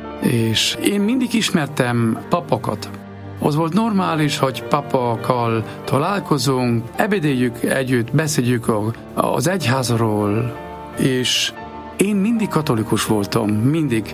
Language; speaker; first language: Hungarian; non-native, fluent; German